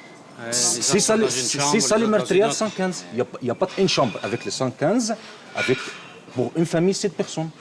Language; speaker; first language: French; non-native, learner; Arabic